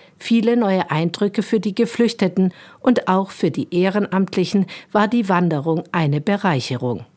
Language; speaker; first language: German; native; German